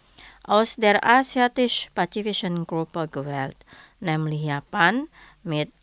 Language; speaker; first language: German; non-native, fluent; Indonesian